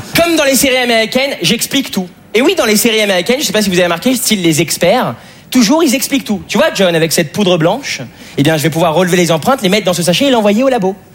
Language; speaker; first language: French; native; French